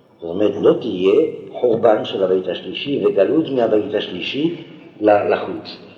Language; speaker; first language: Hebrew; non-native, fluent; French